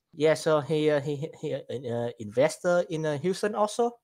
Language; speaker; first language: English; non-native, learner; Vietnamese